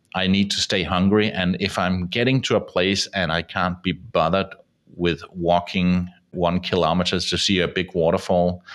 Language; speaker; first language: English; non-native, fluent; Danish